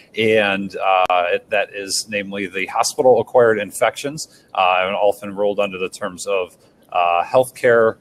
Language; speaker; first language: English; native; English